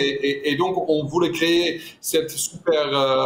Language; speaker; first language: French; non-native, fluent; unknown